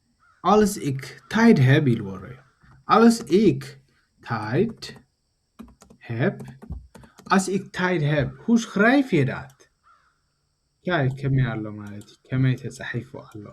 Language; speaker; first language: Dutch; non-native, learner; Tigrinya